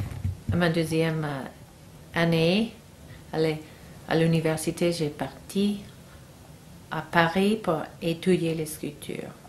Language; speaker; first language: French; non-native, learner; English